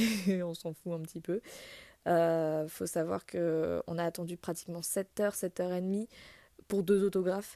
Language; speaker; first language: French; native; French